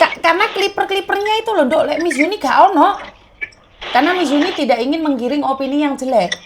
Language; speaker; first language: Indonesian; native; Indonesian